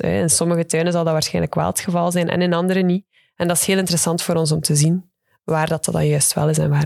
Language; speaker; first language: Dutch; native; Dutch